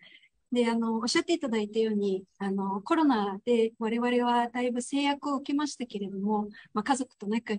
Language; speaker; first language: Japanese; native; Japanese